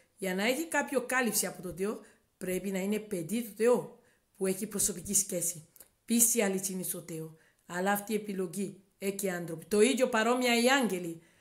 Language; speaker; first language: Greek; non-native, learner; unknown